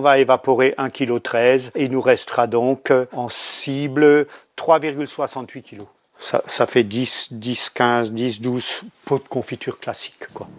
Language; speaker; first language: French; native; French